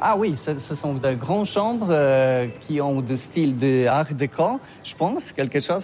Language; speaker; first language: French; non-native, learner; Polish